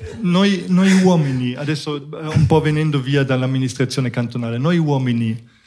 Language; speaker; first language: Italian; non-native, fluent; German